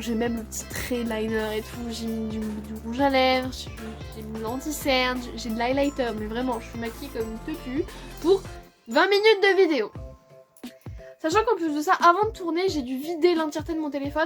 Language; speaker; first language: French; native; French